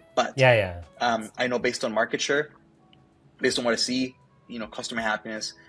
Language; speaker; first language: English; early bilingual, other home language; Spanish